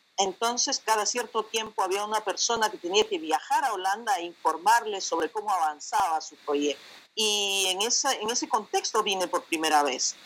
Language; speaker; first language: Spanish; native; Spanish